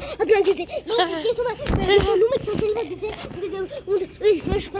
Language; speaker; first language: German; early bilingual, other home language; Croatian